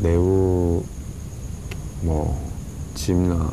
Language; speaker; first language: Vietnamese; non-native, learner; English